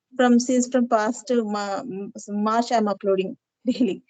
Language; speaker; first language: English; non-native, learner; Telugu